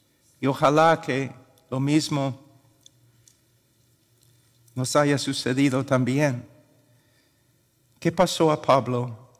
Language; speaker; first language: Spanish; non-native, fluent; English